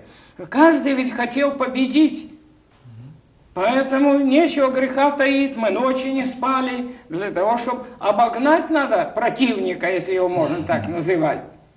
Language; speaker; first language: Russian; native; Russian